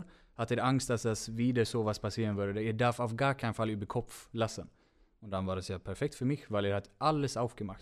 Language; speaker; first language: German; non-native, fluent; Swedish